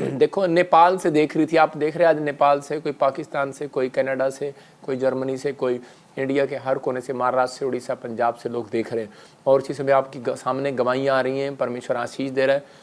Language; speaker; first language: Hindi; non-native, local second language; Punjabi